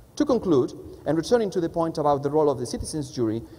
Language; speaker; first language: English; non-native, fluent; Spanish